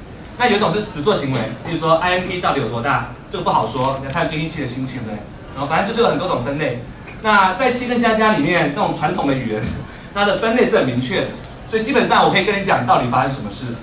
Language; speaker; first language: Chinese; native; Chinese